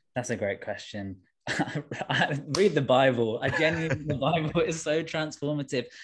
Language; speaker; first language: English; native; English